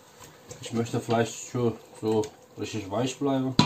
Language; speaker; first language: German; non-native, learner; Turkish